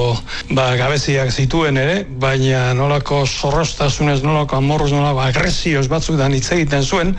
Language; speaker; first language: Basque; native; Basque